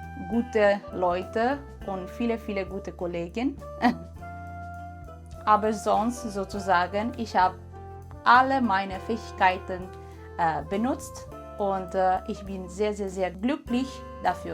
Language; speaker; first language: German; non-native, learner; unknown